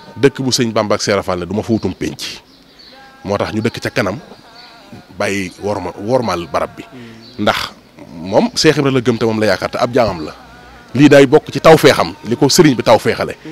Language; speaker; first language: Wolof; native; Wolof